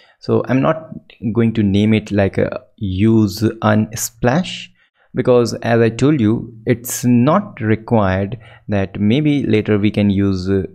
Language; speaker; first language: English; non-native, local second language; Hindi